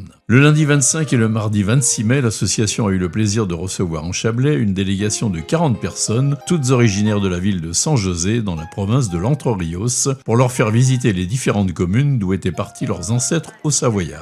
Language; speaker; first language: French; native; French